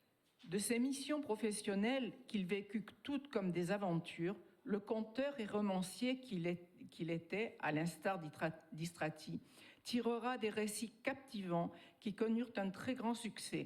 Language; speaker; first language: French; native; French